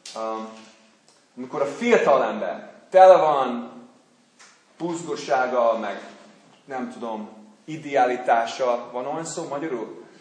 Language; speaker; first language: Hungarian; non-native, fluent; English